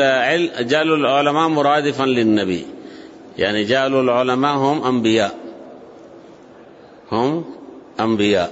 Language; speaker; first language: Arabic; non-native, fluent; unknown